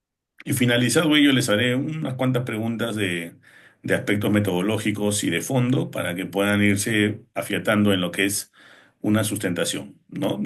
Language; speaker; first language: Spanish; native; Spanish